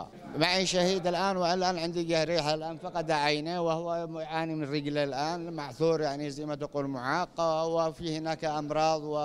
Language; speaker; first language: Arabic; native; Arabic